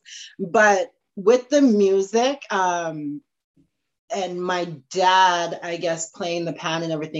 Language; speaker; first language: English; native; English